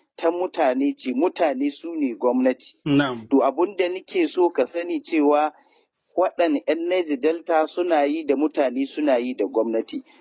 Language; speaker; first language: Hausa; native; Hausa